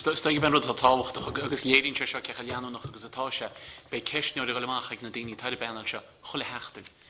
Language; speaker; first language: Irish; native; Irish